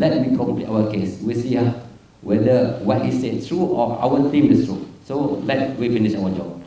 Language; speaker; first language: English; non-native, local second language; Malay